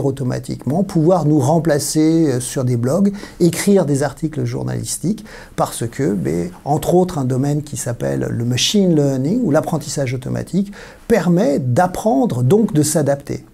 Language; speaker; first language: French; native; French